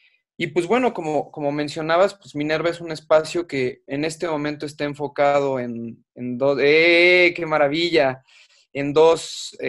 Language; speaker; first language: Spanish; native; Spanish